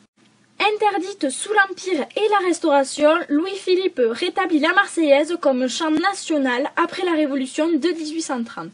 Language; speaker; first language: French; native; French